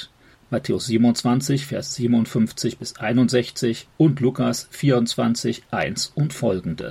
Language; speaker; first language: German; native; German